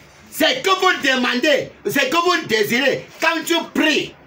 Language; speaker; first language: French; non-native, local second language; English